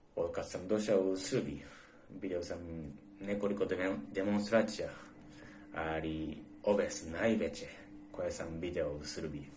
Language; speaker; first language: Serbian; non-native, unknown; Japanese